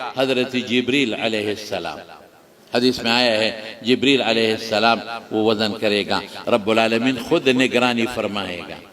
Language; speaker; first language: Urdu; non-native, local second language; Pashto